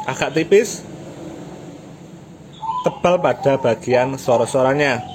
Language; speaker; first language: Indonesian; non-native, local second language; Javanese